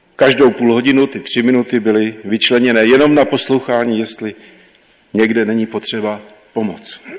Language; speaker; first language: Czech; native; Czech